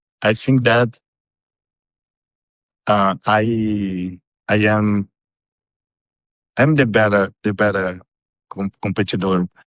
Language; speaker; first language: English; non-native, learner; Portuguese